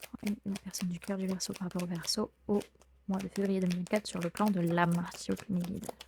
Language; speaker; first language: French; native; French